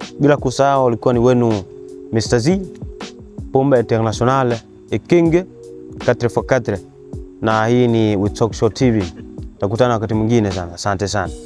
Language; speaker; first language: Swahili; native; Swahili